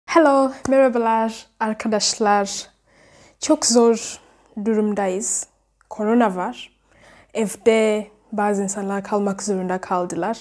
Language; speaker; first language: Turkish; non-native, learner; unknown